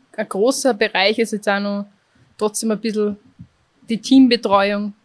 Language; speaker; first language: German; native; German